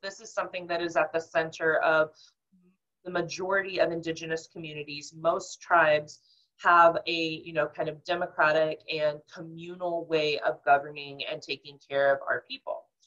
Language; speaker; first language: English; native; English